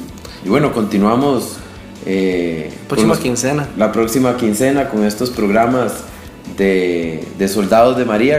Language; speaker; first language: Spanish; native; Spanish